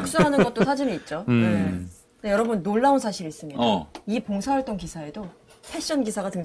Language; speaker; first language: Korean; native; Korean